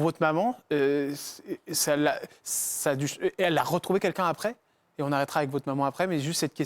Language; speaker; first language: French; native; French